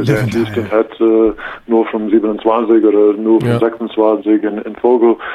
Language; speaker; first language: German; non-native, learner; English